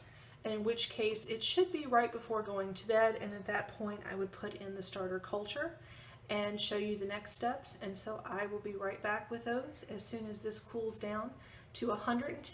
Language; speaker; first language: English; native; English